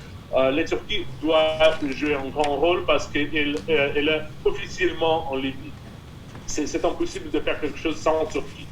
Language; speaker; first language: French; non-native, fluent; Russian